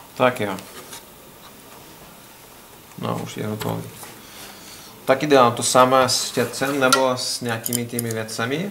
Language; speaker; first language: Czech; non-native, learner; Russian